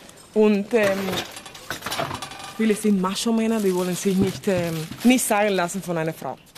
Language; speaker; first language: German; non-native, fluent; Spanish